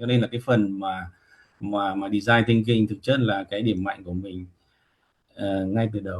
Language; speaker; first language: Vietnamese; native; Vietnamese